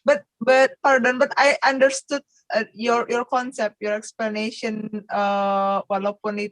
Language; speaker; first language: English; non-native, learner; Indonesian